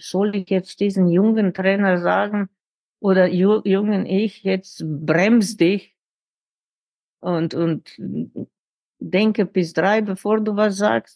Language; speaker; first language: German; non-native, fluent; Slovenian